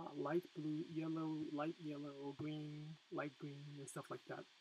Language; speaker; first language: English; non-native, fluent; Japanese